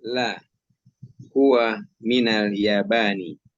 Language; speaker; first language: Arabic; non-native, learner; Indonesian